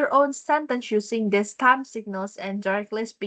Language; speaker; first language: English; non-native, fluent; Indonesian